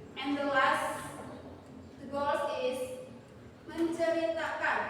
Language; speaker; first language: English; non-native, learner; Indonesian